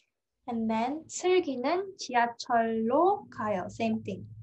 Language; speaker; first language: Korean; non-native, fluent; English